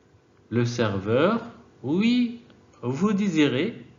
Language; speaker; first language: French; non-native, fluent; Arabic